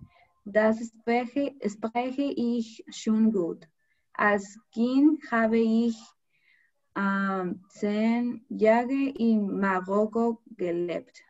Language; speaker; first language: German; non-native, learner; Spanish